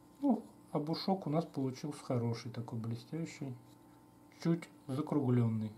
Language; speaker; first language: Russian; native; Russian